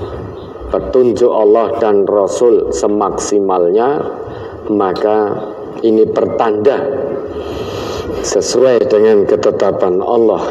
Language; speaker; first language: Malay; non-native, local second language; Javanese